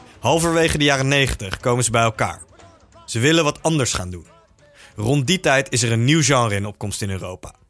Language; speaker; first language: Dutch; native; Dutch